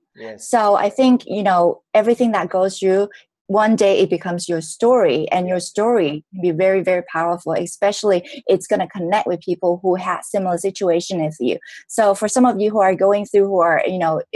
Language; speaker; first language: English; non-native, local second language; Cantonese